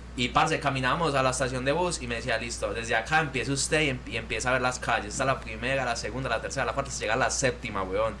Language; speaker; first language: Spanish; native; Spanish